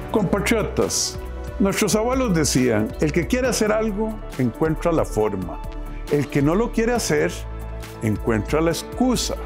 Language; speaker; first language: Spanish; native; Spanish